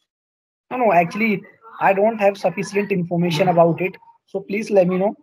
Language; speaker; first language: English; non-native, learner; Hindi